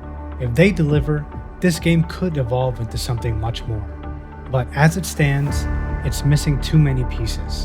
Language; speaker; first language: English; native; English